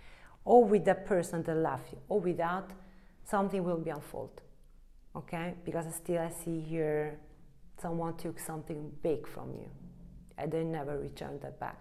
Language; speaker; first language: English; non-native, fluent; Italian